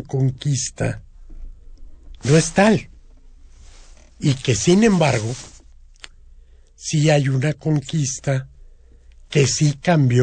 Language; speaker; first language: Spanish; native; Spanish